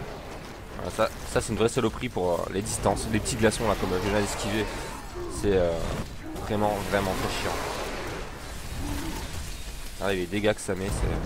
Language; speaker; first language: French; native; French